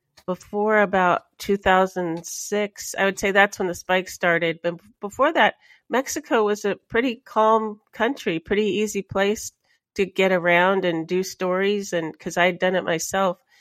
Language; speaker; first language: English; native; English